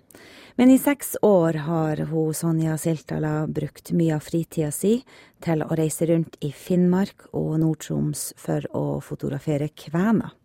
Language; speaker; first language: Norwegian; native; Norwegian